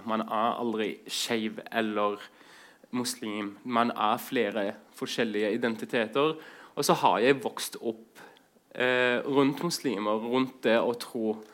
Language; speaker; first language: Norwegian; non-native, fluent; Arabic